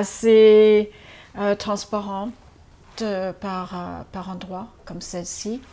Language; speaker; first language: French; non-native, fluent; English